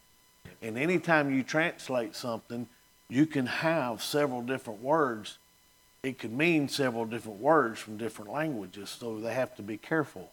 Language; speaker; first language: English; native; English